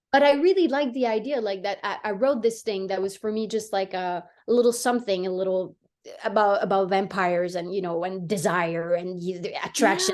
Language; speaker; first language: English; non-native, fluent; French